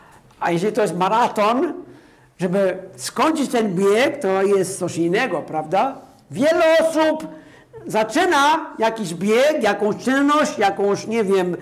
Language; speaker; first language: Polish; non-native, fluent; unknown